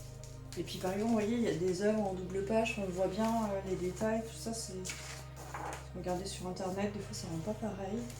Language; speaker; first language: French; native; French